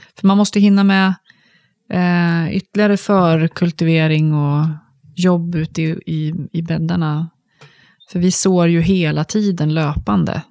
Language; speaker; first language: Swedish; native; Swedish